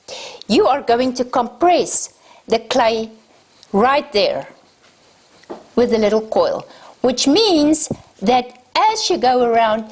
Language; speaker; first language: English; non-native, local second language; Afrikaans